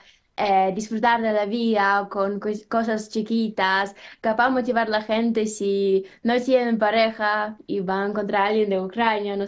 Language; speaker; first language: Spanish; non-native, learner; Ukrainian